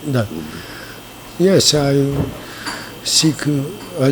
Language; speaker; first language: English; non-native, learner; Bosnian